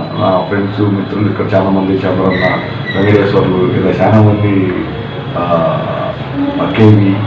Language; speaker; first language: Telugu; native; Telugu